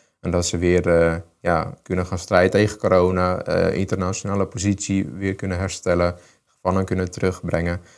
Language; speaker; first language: Dutch; early bilingual, other home language; Armenian